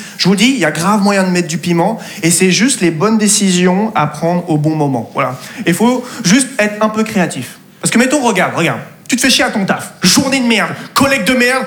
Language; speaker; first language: French; native; French